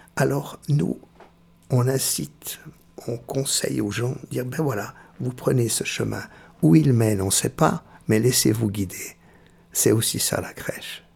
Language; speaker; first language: French; native; French